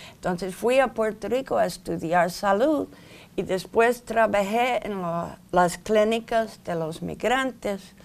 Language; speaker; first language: Spanish; non-native, fluent; English